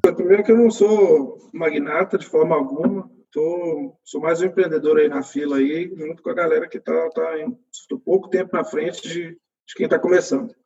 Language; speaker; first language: Portuguese; native; Portuguese